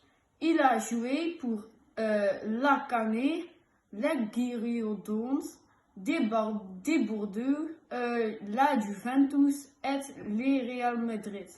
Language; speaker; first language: French; non-native, learner; Dutch